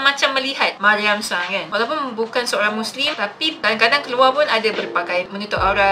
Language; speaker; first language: Malay; native; Malay